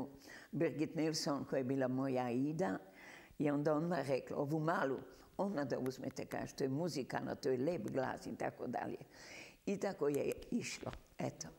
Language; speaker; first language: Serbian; early bilingual, heritage; Serbian